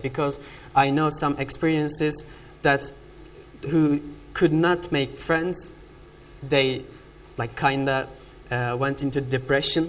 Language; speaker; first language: English; non-native, fluent; Turkish